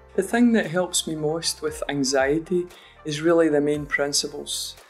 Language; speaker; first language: English; native; English